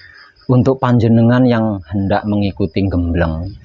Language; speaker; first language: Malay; non-native, local second language; Javanese